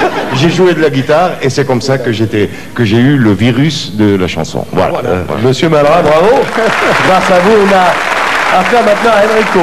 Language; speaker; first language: French; native; French